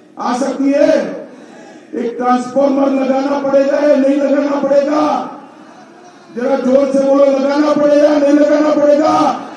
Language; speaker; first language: Hindi; non-native, local second language; Gujarati